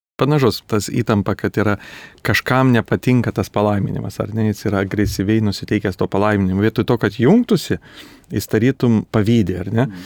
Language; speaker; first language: Lithuanian; native; Lithuanian